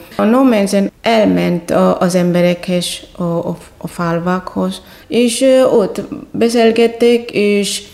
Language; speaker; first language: Hungarian; non-native, fluent; Batak Toba